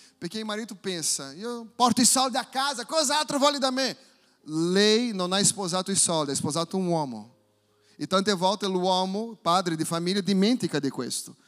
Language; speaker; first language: Italian; non-native, fluent; Portuguese